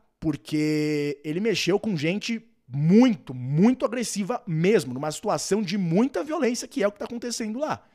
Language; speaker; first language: Portuguese; native; Portuguese